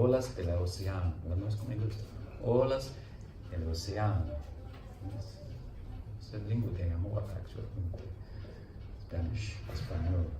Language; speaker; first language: Spanish; non-native, learner; English